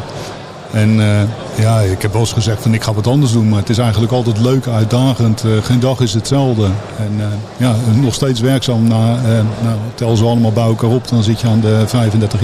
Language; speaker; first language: Dutch; native; Dutch